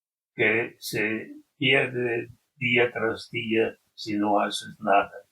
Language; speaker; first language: Spanish; non-native, fluent; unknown